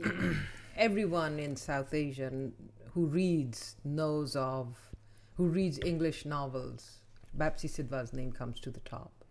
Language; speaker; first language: English; non-native, local second language; Urdu